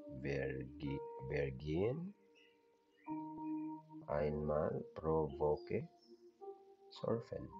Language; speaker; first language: German; non-native, learner; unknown